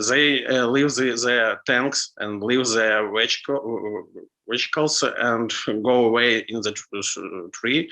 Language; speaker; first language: English; non-native, learner; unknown